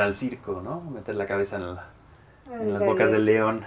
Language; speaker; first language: Spanish; native; Spanish